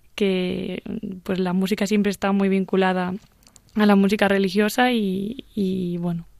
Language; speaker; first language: Spanish; native; Spanish